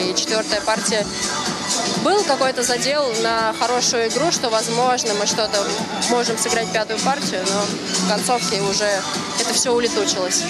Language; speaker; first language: Russian; native; Russian